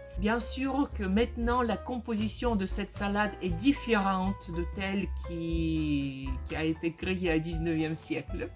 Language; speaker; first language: French; non-native, fluent; Russian